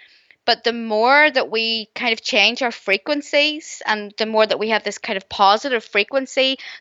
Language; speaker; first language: English; native; English